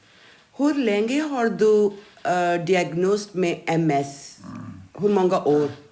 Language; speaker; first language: Swedish; non-native, learner; Urdu